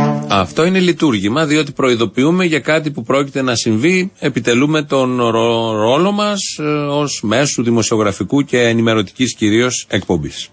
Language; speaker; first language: Greek; native; Greek